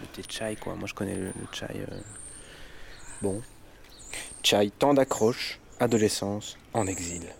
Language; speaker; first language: French; native; French